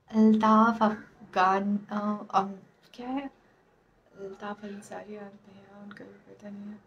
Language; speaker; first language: Hindi; native; Hindi